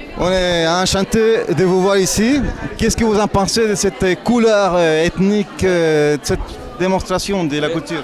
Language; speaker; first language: French; non-native, fluent; Spanish